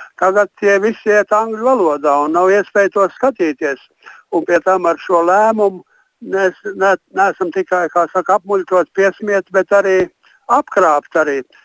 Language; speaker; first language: Latvian; non-native, local second language; Russian